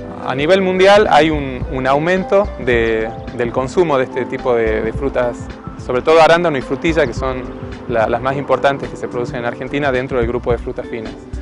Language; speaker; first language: Spanish; native; Spanish